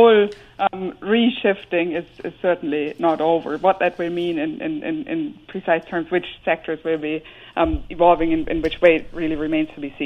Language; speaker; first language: English; non-native, fluent; German